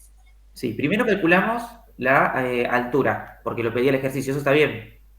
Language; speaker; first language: Spanish; native; Spanish